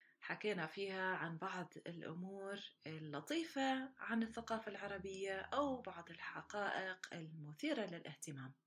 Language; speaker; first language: Arabic; native; Arabic